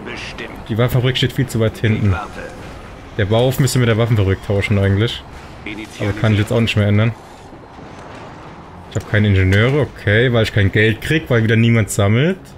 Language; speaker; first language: German; native; German